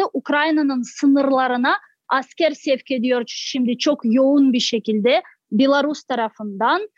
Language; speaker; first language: Turkish; non-native, fluent; Crimean Tatar